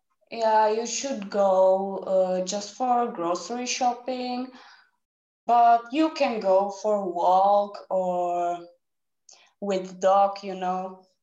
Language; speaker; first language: English; non-native, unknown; Czech